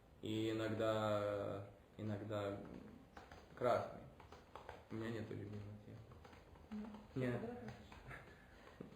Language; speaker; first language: Russian; early bilingual, heritage; Russian